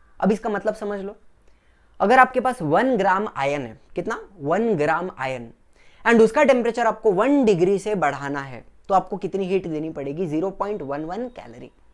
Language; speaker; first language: Hindi; non-native, local second language; Gujarati